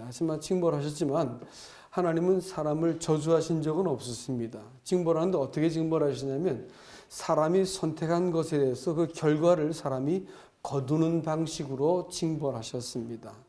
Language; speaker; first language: Korean; native; Korean